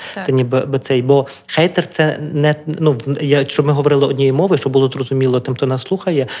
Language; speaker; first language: Ukrainian; native; Ukrainian